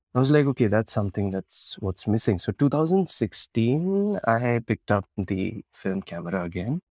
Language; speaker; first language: English; non-native, local second language; Marathi